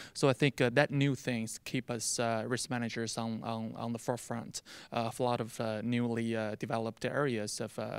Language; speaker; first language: English; non-native, fluent; Chinese